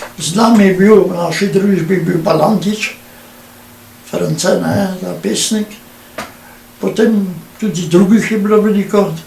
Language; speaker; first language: Slovenian; native; Slovenian